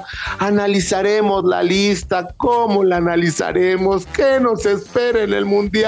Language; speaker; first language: Spanish; native; Spanish